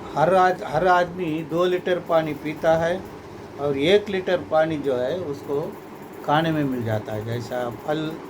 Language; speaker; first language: Hindi; non-native, local second language; Telugu